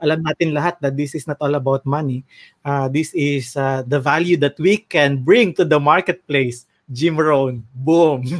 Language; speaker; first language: English; non-native, local second language; Filipino